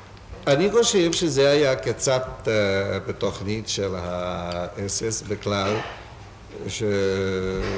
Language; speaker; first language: Hebrew; non-native, fluent; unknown